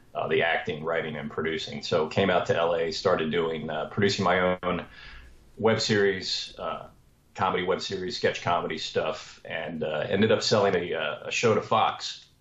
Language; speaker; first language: English; native; English